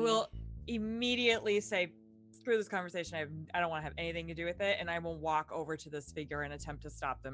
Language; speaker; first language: English; native; English